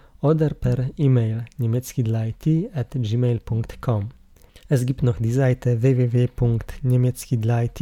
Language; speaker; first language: German; non-native, learner; Polish